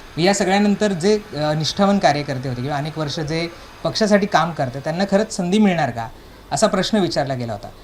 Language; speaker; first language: Marathi; native; Marathi